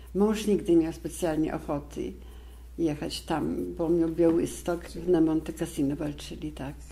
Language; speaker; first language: Polish; native; Polish